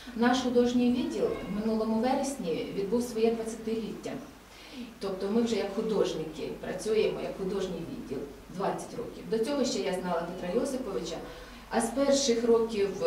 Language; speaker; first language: Ukrainian; native; Ukrainian